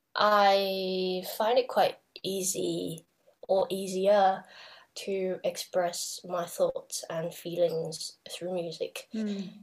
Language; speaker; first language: English; non-native, local second language; Cantonese